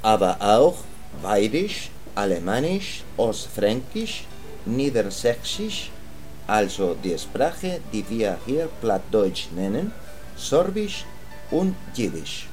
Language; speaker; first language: German; non-native, learner; Spanish